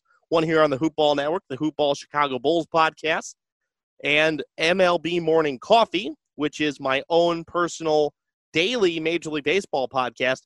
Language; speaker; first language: English; native; English